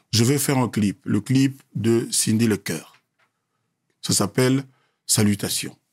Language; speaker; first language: French; non-native, local second language; Lingala